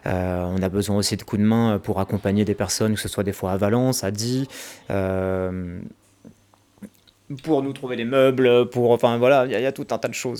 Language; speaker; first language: French; native; French